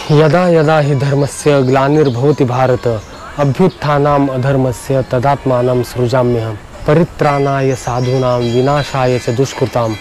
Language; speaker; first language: Hindi; non-native, local second language; Marathi